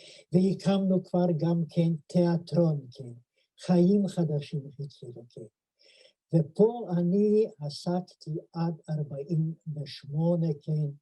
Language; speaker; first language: Hebrew; non-native, fluent; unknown